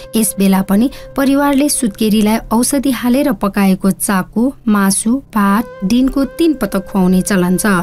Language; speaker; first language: Nepali; non-native, local second language; Newari